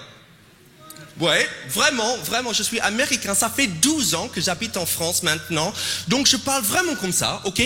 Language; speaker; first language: French; non-native, fluent; English